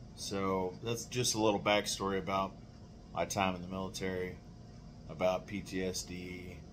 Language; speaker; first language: English; native; English